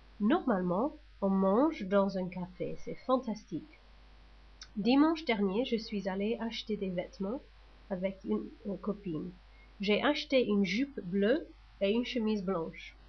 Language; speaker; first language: French; non-native, learner; English